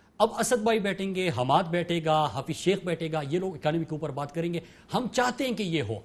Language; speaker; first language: Urdu; non-native, local second language; Pashto